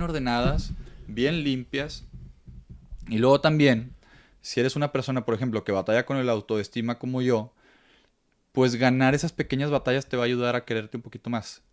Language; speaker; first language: Spanish; native; Spanish